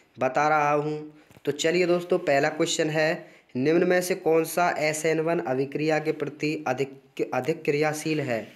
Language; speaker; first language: Hindi; native; Hindi